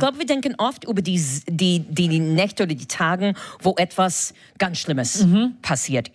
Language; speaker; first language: German; non-native, fluent; English